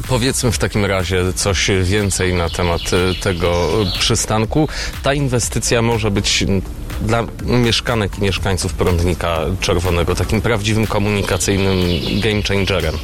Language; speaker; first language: Polish; native; Polish